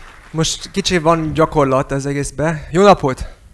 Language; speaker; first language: Hungarian; early bilingual, heritage; Hungarian